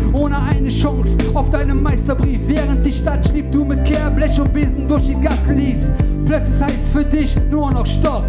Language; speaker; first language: German; early bilingual, other home language; Turkish